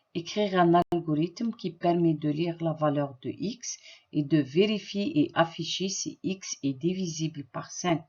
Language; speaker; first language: French; non-native, local second language; Arabic